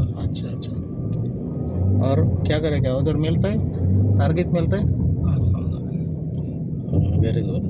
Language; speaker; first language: Hindi; non-native, learner; Filipino